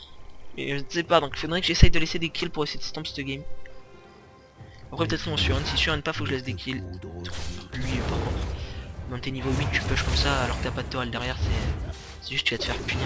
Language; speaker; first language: French; native; French